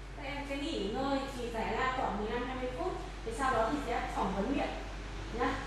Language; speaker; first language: Vietnamese; native; Vietnamese